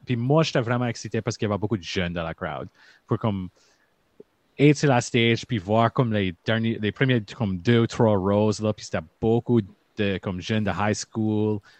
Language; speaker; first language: French; early bilingual, heritage; French